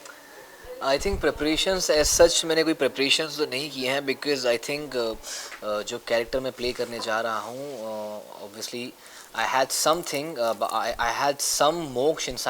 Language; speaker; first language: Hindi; native; Hindi